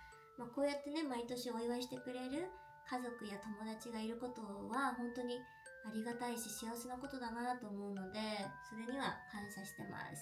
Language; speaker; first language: Japanese; native; Japanese